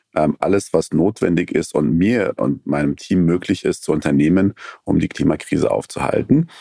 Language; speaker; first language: German; early bilingual, other home language; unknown